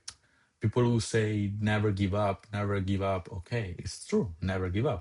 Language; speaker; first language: English; non-native, fluent; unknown